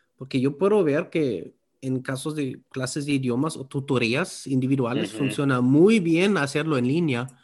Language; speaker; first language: Spanish; non-native, fluent; German